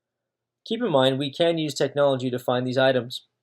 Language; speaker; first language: English; native; English